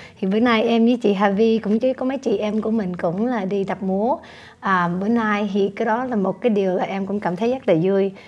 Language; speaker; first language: Vietnamese; early bilingual, heritage; Vietnamese